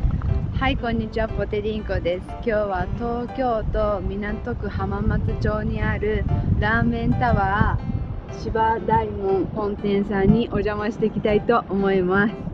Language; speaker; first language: Japanese; native; Japanese